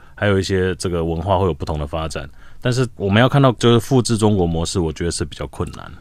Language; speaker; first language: Chinese; native; Chinese